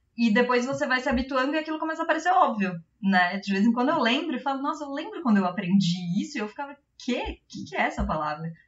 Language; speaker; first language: Portuguese; native; Portuguese